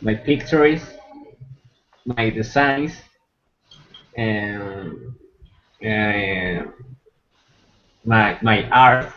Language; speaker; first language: English; non-native, learner; Spanish